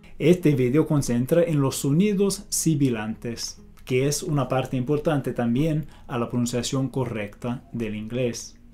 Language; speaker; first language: Spanish; non-native, fluent; English